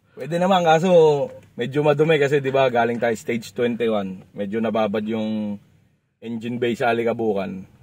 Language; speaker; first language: Filipino; native; Filipino